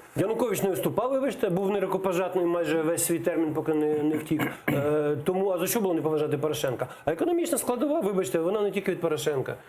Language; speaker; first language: Ukrainian; native; Ukrainian